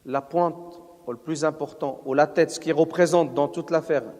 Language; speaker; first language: French; non-native, local second language; Arabic